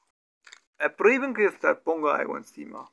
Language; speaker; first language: Spanish; non-native, learner; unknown